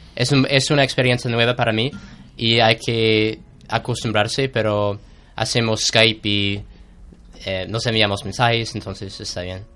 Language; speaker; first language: Spanish; non-native, fluent; English